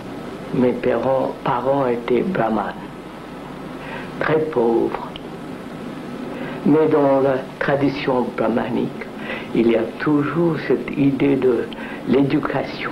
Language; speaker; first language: French; non-native, fluent; Telugu